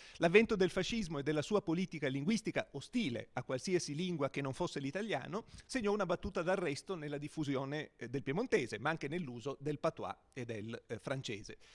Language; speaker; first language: Italian; native; Italian